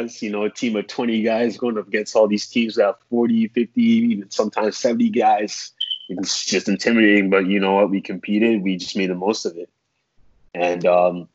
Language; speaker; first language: English; native; English